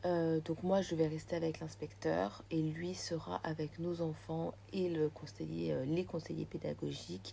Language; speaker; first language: French; native; French